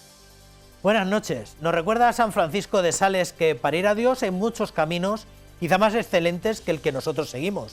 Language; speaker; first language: Spanish; native; Spanish